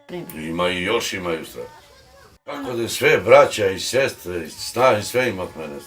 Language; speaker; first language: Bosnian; non-native, local second language; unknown